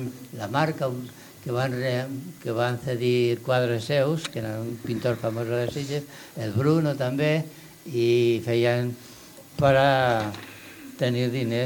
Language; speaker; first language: Catalan; non-native, local second language; Spanish